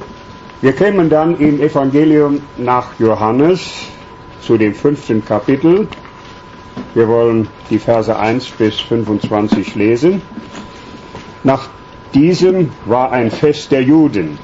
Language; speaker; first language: German; native; German